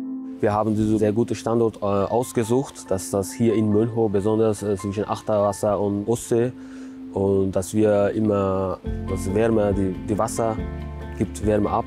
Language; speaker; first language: German; non-native, learner; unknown